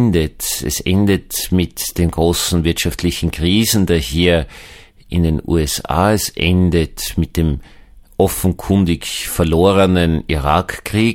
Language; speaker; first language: German; native; German